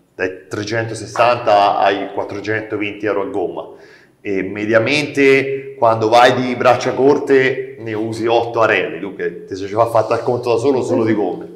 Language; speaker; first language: Italian; native; Italian